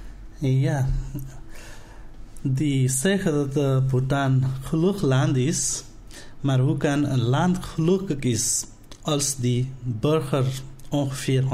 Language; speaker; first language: Dutch; non-native, learner; Nepali